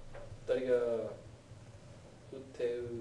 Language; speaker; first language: Japanese; non-native, learner; English